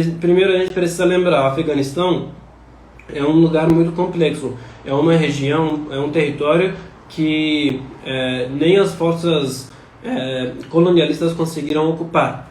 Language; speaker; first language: Portuguese; non-native, fluent; Turkish